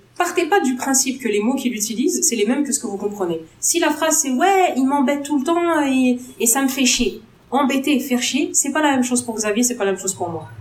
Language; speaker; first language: French; non-native, local second language; Arabic